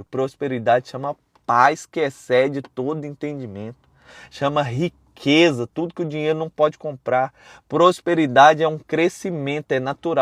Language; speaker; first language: Portuguese; native; Portuguese